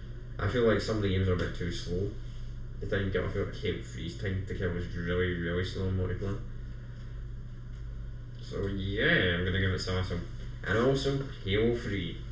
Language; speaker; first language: English; native; English